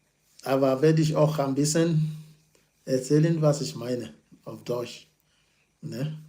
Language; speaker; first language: German; non-native, learner; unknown